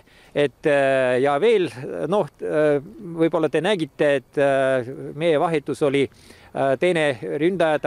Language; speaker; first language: Estonian; non-native, local second language; Russian